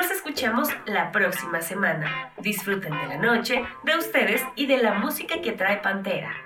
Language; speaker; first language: Spanish; native; Spanish